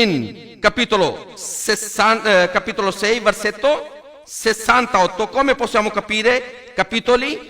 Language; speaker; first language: Italian; non-native, learner; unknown